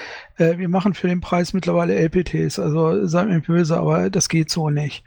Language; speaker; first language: German; native; German